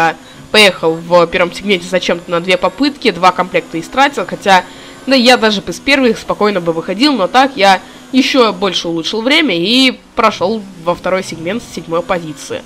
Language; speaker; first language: Russian; native; Russian